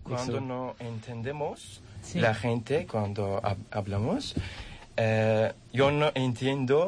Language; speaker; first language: Spanish; non-native, learner; Turkish